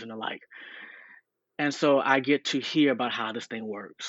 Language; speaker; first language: English; native; English